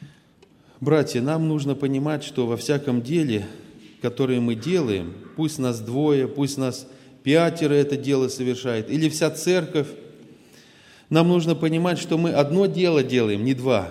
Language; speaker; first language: Russian; native; Russian